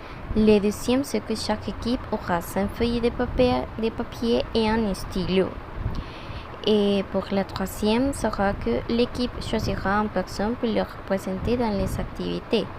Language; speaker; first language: French; non-native, learner; Spanish